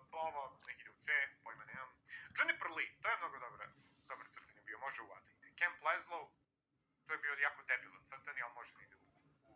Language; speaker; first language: Bosnian; native; Bosnian